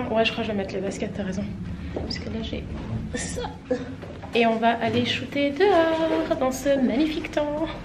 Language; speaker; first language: French; native; French